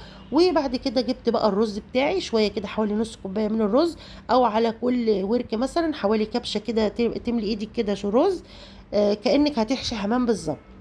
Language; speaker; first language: Arabic; native; Arabic